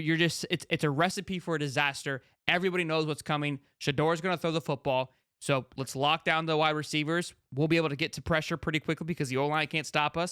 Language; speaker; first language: English; native; English